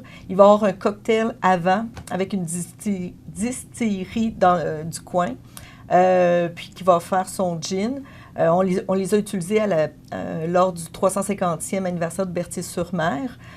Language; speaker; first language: French; native; French